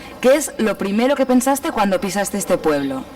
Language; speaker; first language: Spanish; native; Spanish